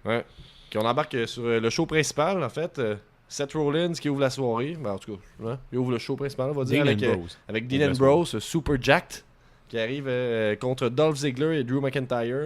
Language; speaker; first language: French; native; French